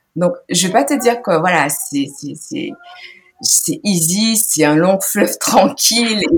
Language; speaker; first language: French; native; French